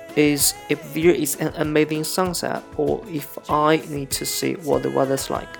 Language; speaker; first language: English; non-native, fluent; Chinese